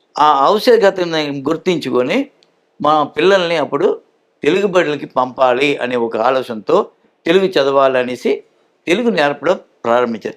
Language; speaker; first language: Telugu; early bilingual, heritage; Telugu